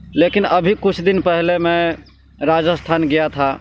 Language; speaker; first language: Hindi; native; Hindi